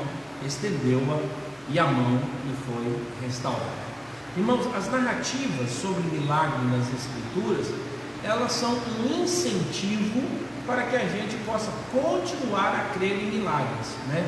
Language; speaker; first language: Portuguese; native; Portuguese